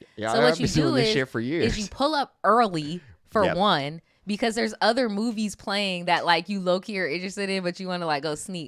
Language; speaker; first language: English; native; English